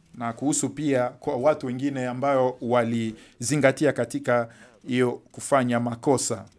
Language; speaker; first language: Swahili; native; Swahili